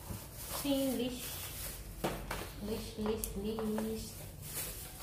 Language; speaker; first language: Portuguese; non-native, fluent; Filipino